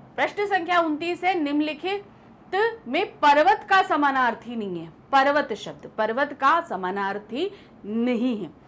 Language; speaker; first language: Hindi; native; Hindi